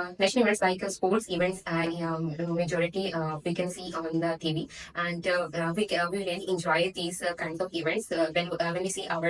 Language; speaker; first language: English; non-native, learner; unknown